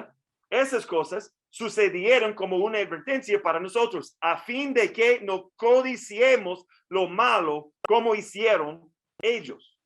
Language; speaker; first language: Spanish; non-native, fluent; English